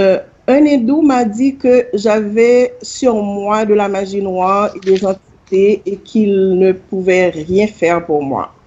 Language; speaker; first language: French; non-native, local second language; Haitian Creole